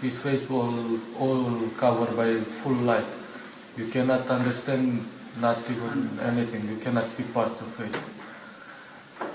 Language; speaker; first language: English; non-native, learner; Romanian